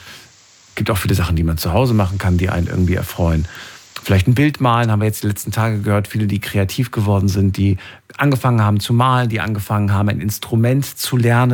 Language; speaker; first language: German; native; German